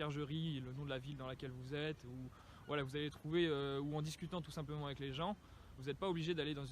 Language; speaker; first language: French; native; French